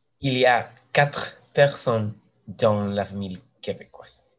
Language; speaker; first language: French; non-native, learner; English